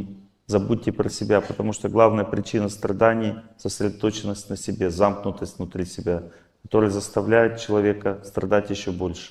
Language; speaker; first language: Russian; native; Russian